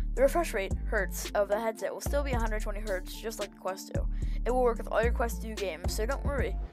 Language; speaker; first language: English; native; English